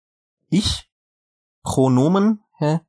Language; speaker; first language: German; non-native, fluent; Urdu